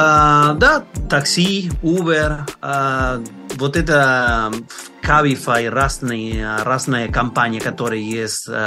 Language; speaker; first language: Russian; non-native, learner; Spanish